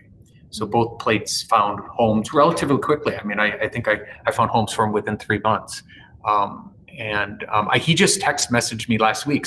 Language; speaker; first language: English; native; English